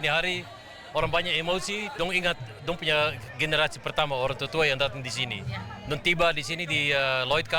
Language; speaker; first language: Indonesian; early bilingual, heritage; Indonesian